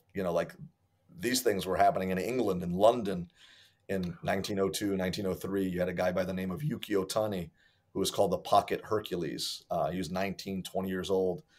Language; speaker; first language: English; native; English